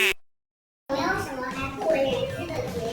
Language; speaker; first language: Chinese; native; Chinese